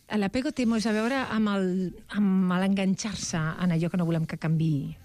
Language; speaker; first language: Catalan; non-native, local second language; Spanish